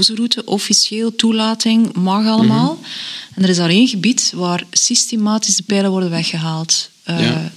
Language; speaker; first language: Dutch; native; Dutch